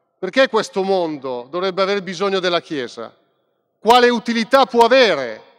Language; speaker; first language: Italian; native; Italian